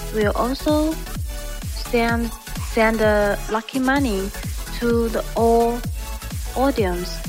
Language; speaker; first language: English; non-native, learner; Chinese